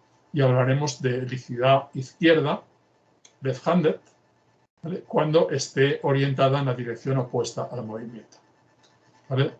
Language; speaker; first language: Spanish; native; Spanish